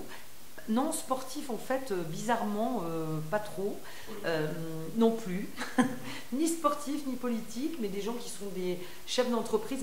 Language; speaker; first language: French; native; French